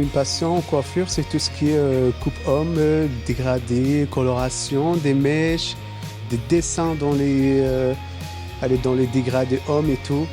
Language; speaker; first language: French; non-native, learner; Arabic